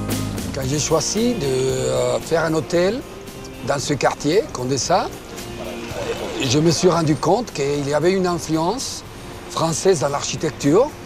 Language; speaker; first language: French; non-native, fluent; Spanish